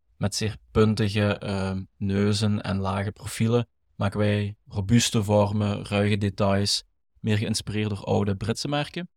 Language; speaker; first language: Dutch; native; Dutch